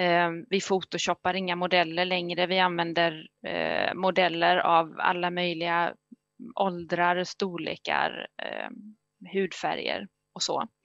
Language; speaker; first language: Swedish; native; Swedish